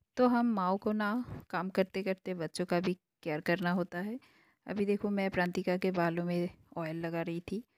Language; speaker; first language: Hindi; non-native, local second language; Bangla